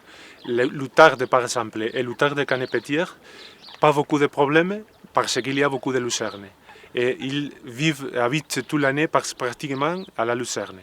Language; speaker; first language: French; non-native, learner; Spanish